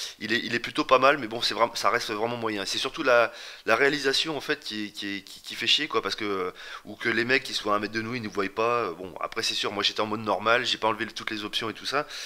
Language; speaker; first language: French; native; French